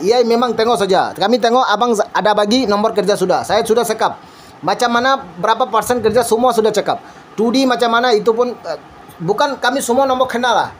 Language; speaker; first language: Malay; non-native, learner; Bangla